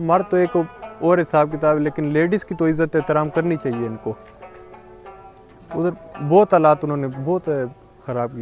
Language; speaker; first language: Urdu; early bilingual, other home language; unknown